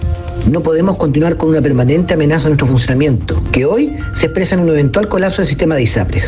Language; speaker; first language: Spanish; native; Spanish